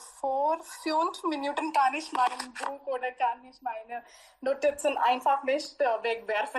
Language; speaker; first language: German; non-native, learner; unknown